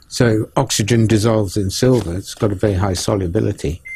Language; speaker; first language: English; native; English